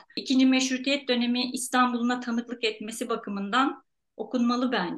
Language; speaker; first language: Turkish; native; Turkish